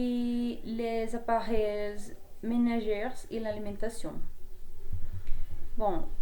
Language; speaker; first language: French; non-native, learner; Spanish